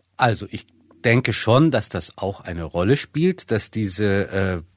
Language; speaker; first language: German; native; German